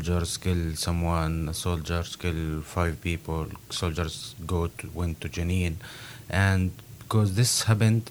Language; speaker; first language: English; non-native, learner; Arabic